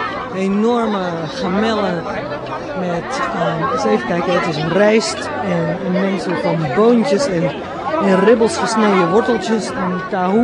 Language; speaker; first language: Dutch; native; Dutch